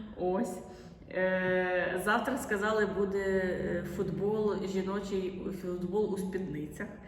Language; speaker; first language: Ukrainian; non-native, local second language; Russian